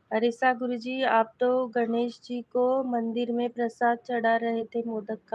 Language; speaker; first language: Hindi; non-native, local second language; Marathi